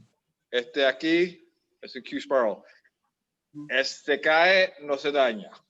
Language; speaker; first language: Spanish; early bilingual, heritage; Spanish